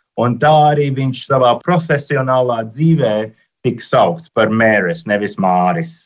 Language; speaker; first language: Latvian; early bilingual, heritage; Latvian